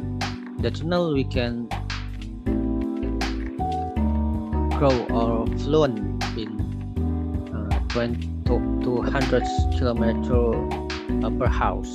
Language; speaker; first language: English; non-native, learner; Indonesian